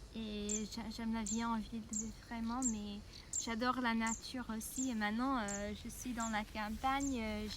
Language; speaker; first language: French; non-native, fluent; English